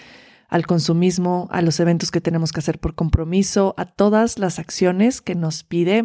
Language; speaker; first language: Spanish; native; Spanish